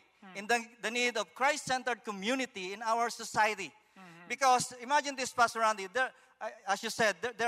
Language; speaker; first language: English; non-native, local second language; Filipino